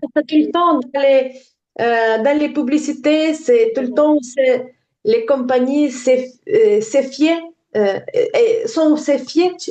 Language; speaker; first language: French; non-native, learner; Ukrainian